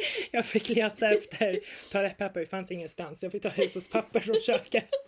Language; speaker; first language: Swedish; native; Swedish